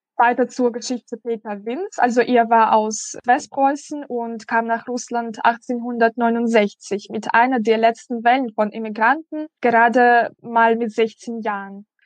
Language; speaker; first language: German; non-native, fluent; Russian